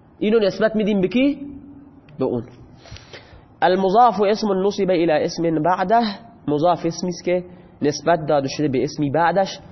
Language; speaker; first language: Persian; non-native, local second language; Baluchi